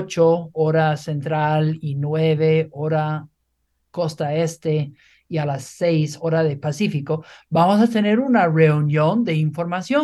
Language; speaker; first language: Spanish; non-native, fluent; English